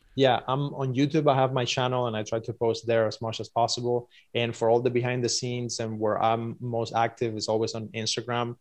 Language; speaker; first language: English; non-native, fluent; Spanish